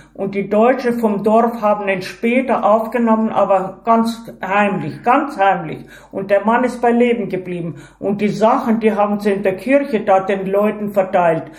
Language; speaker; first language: German; early bilingual, heritage; Ukrainian